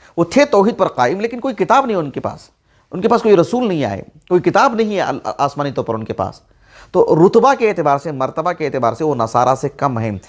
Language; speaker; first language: Urdu; native; Urdu